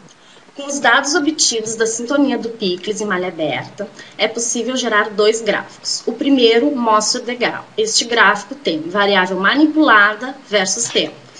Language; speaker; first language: Portuguese; native; Portuguese